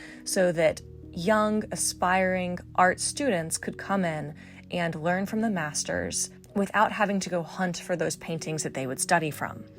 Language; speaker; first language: English; native; English